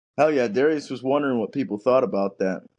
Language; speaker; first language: English; native; English